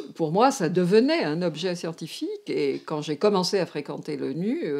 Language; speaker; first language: French; native; French